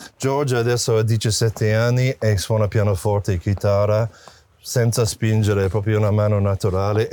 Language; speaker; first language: Italian; non-native, fluent; English